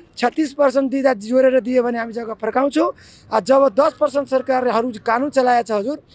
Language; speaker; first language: Nepali; non-native, local second language; Maithili